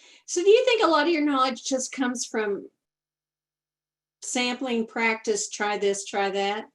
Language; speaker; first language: English; native; English